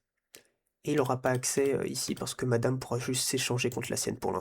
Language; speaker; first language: French; native; French